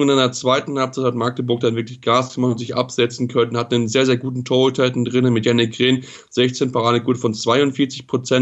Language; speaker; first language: German; native; German